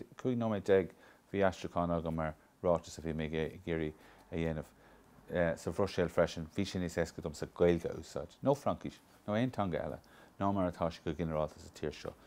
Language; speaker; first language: Irish; non-native, local second language; English